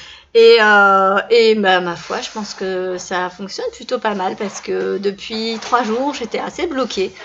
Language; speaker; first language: French; native; French